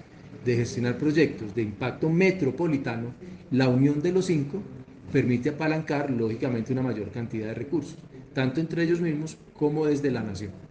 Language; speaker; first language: Spanish; native; Spanish